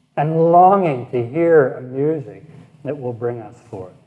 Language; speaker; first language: English; native; English